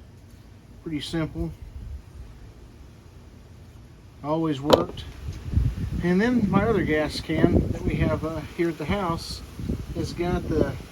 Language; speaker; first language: English; native; English